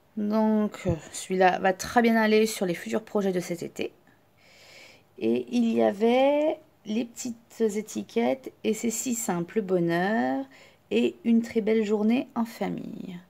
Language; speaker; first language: French; native; French